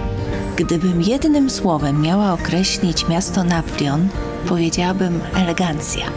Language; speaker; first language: Polish; native; Polish